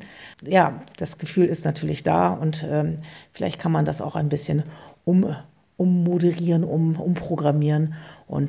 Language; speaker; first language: German; native; German